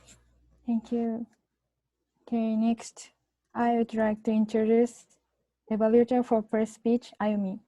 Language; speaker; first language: English; non-native, learner; Japanese